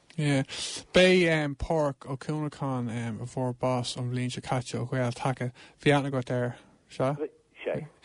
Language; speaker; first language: Irish; non-native, local second language; English